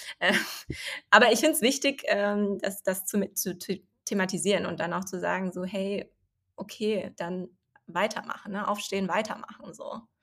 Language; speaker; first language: German; early bilingual, other home language; Chinese